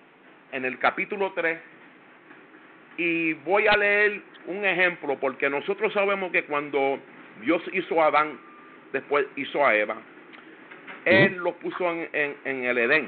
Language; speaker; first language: Spanish; native; Spanish